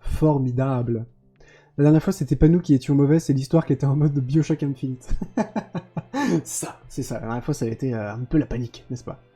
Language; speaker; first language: French; native; French